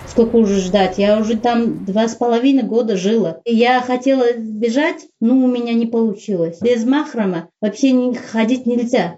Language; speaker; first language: Russian; non-native, local second language; Uzbek